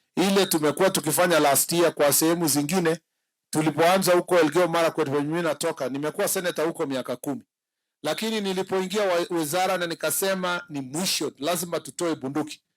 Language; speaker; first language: Swahili; non-native, local second language; Kalenjin